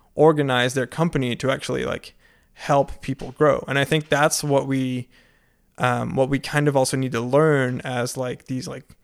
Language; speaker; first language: English; non-native, fluent; Dutch